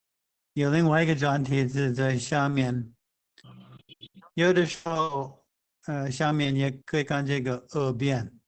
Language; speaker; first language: Chinese; non-native, fluent; English